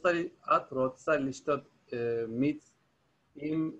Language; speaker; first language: Hebrew; non-native, learner; Turkish